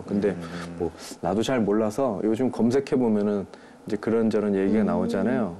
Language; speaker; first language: Korean; native; Korean